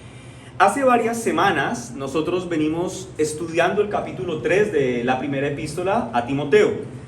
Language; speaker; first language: Spanish; native; Spanish